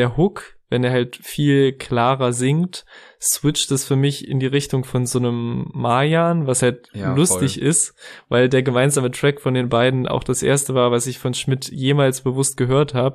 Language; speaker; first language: German; native; German